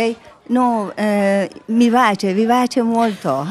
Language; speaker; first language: Italian; non-native, learner; Persian